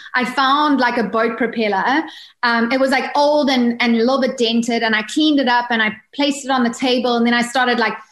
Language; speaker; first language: English; native; English